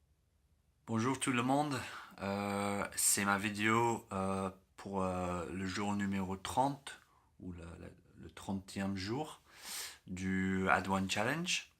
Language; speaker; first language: French; non-native, learner; English